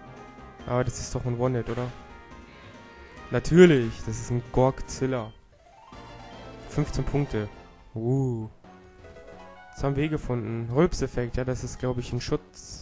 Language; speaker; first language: German; native; German